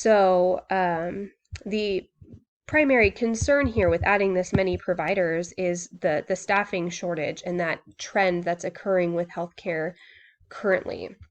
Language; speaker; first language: English; native; English